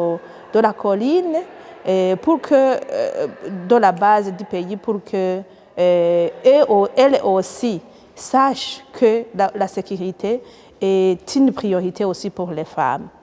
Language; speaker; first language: French; native; French